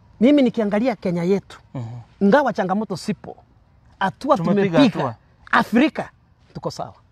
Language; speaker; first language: Swahili; non-native, local second language; Gusii